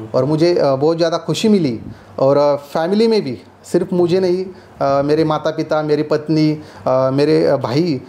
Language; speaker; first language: Hindi; non-native, local second language; Marathi